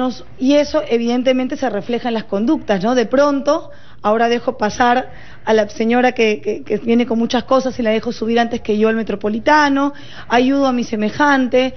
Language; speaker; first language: Spanish; native; Spanish